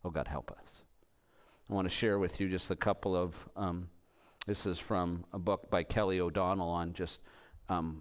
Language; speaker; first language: English; native; English